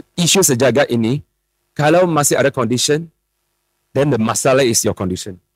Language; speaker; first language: Malay; non-native, local second language; Chinese